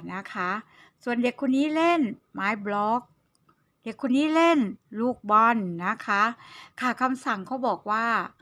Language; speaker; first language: Thai; native; Thai